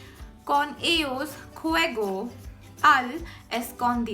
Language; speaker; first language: Spanish; non-native, fluent; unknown